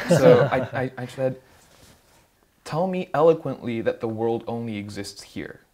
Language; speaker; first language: English; early bilingual, other home language; Japanese